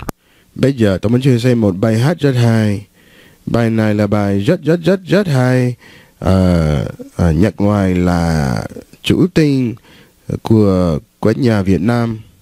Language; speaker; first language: Vietnamese; non-native, learner; English